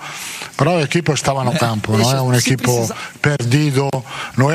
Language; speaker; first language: Portuguese; non-native, fluent; Italian